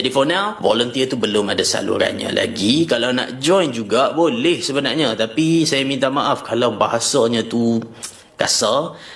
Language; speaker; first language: Malay; native; Malay